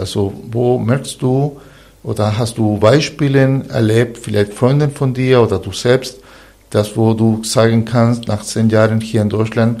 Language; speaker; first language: German; non-native, fluent; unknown